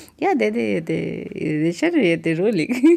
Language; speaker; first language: Swedish; non-native, local second language; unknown